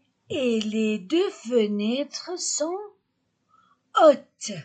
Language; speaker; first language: French; non-native, fluent; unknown